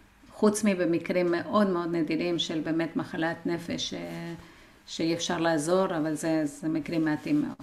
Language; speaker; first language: Hebrew; non-native, fluent; Spanish